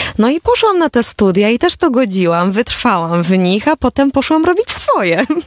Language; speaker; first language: Polish; native; Polish